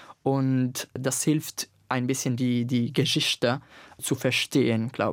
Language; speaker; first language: German; non-native, learner; Italian